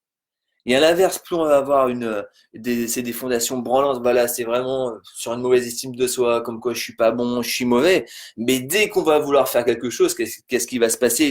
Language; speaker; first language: French; native; French